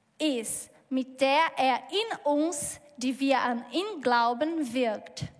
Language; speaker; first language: German; non-native, learner; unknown